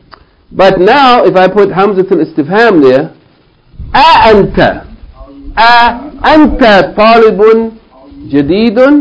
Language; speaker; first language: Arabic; non-native, fluent; English